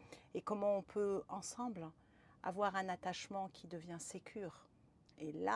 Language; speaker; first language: French; native; French